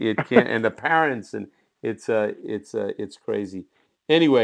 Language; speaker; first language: English; native; English